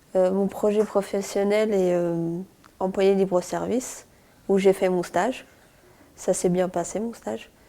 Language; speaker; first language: French; native; French